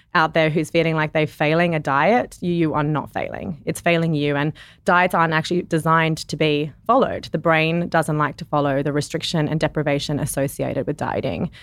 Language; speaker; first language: English; native; English